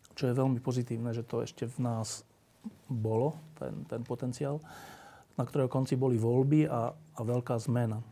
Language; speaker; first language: Slovak; native; Slovak